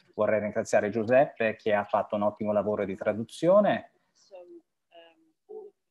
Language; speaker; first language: Italian; non-native, fluent; French